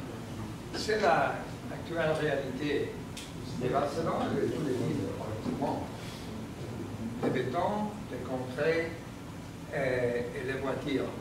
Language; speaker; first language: French; non-native, learner; Spanish